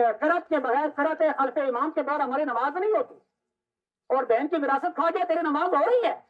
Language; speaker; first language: Urdu; non-native, local second language; Kashmiri